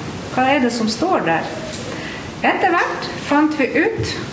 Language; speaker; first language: Norwegian; non-native, fluent; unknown